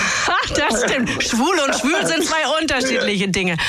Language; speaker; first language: German; native; German